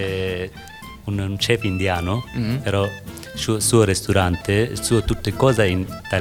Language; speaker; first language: Italian; non-native, learner; Bangla